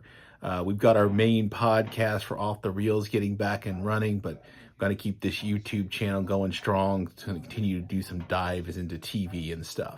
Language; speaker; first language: English; native; English